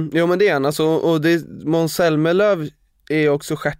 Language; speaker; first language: Swedish; native; Swedish